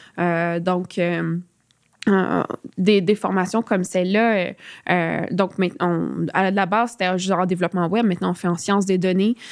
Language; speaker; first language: French; native; French